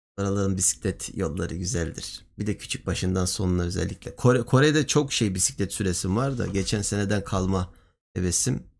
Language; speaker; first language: Turkish; native; Turkish